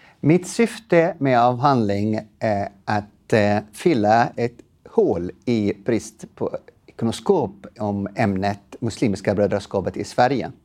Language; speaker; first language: Swedish; non-native, fluent; Arabic